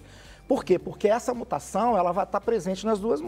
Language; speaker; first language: Portuguese; native; Portuguese